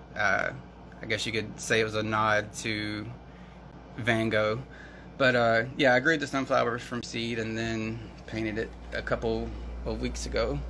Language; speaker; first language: English; native; English